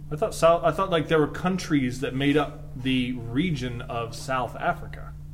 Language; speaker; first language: English; native; English